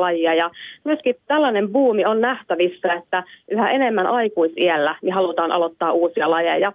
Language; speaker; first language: Finnish; native; Finnish